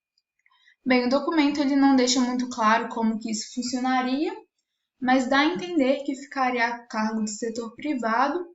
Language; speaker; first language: Portuguese; native; Portuguese